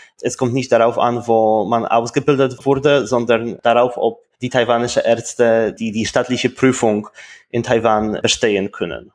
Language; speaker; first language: German; non-native, fluent; Polish